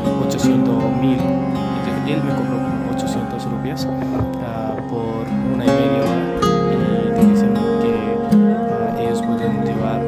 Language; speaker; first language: Spanish; non-native, learner; Hindi